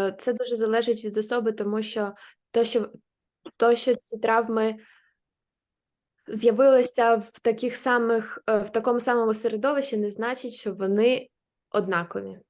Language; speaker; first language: Ukrainian; native; Ukrainian